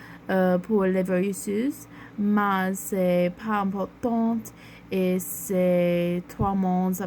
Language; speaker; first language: French; non-native, learner; English